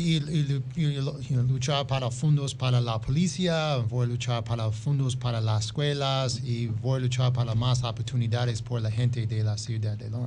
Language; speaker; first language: Spanish; non-native, learner; English